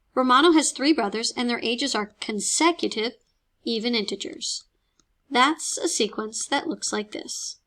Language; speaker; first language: English; native; English